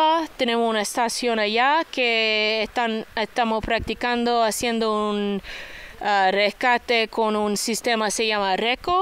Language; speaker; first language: Spanish; non-native, fluent; English